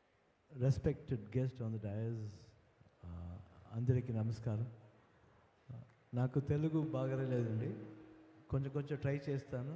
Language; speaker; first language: Telugu; non-native, learner; Kannada